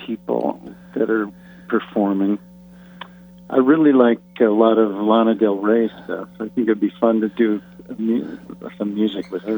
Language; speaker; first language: English; native; English